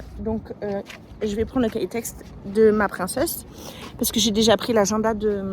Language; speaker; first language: French; native; French